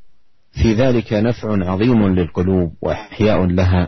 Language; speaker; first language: Arabic; native; Arabic